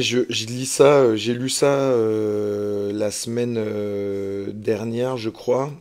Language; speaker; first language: French; native; French